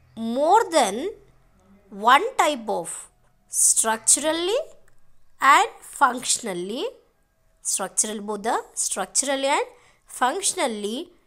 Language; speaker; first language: English; non-native, local second language; Telugu